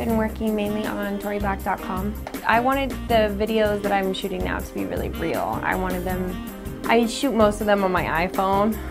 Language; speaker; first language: English; native; English